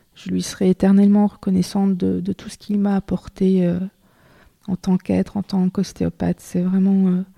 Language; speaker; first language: French; native; French